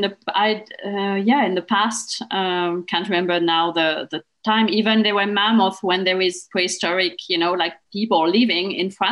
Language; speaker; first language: English; non-native, fluent; French